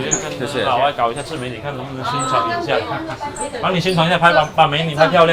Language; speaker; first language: Chinese; native; Chinese